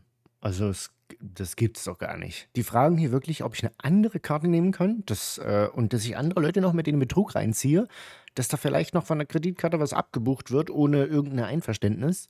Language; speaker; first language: German; native; German